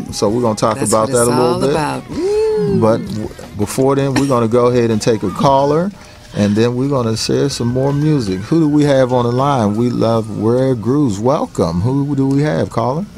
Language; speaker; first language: English; native; English